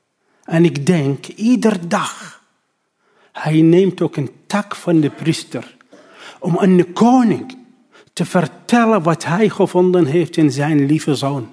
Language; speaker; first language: Dutch; non-native, learner; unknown